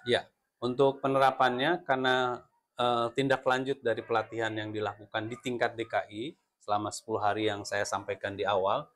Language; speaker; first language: Indonesian; native; Indonesian